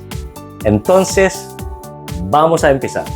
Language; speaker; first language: Spanish; non-native, fluent; Filipino